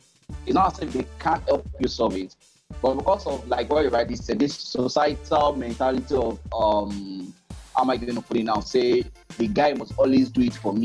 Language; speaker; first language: English; non-native, local second language; Yoruba